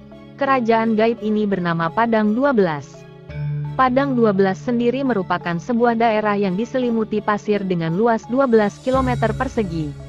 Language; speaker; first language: Indonesian; native; Indonesian